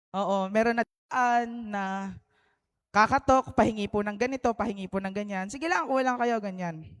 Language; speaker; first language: Filipino; native; Filipino